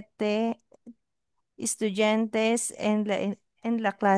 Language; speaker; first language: Spanish; non-native, learner; Filipino